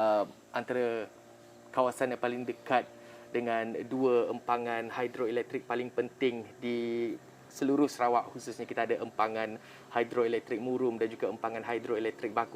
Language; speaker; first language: Malay; native; Malay